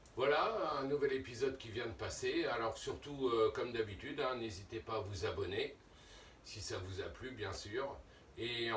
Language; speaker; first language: French; native; French